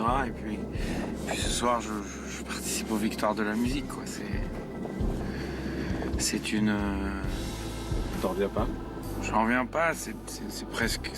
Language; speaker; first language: French; native; French